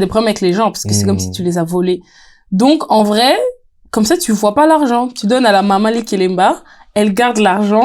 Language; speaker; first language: French; native; French